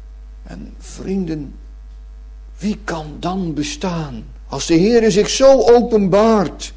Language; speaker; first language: Dutch; native; Dutch